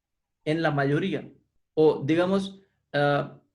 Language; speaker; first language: Spanish; non-native, fluent; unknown